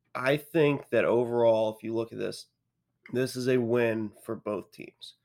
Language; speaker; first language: English; native; English